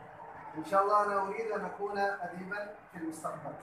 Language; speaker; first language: Arabic; non-native, learner; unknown